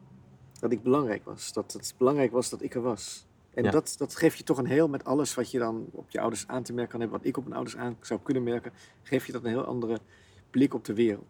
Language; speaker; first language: Dutch; native; Dutch